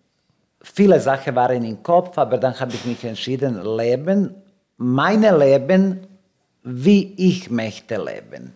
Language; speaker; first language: German; non-native, learner; Serbian